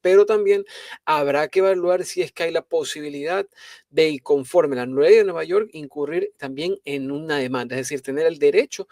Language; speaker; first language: Spanish; native; Spanish